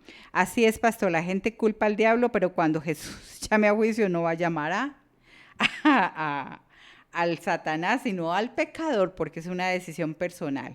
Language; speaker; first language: Spanish; native; Spanish